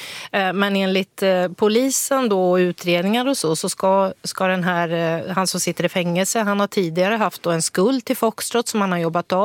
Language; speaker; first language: Swedish; native; Swedish